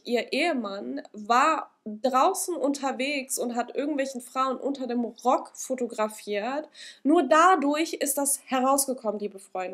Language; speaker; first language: German; native; German